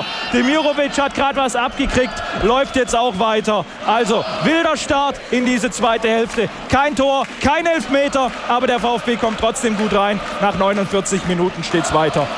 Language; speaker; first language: German; native; German